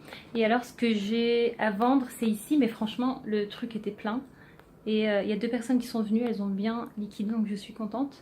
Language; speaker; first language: French; native; French